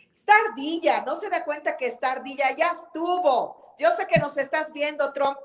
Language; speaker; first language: Spanish; native; Spanish